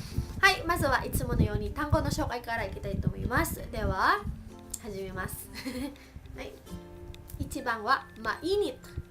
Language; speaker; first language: Japanese; early bilingual, other home language; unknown